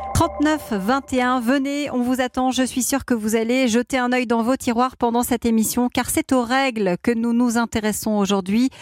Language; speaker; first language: French; native; French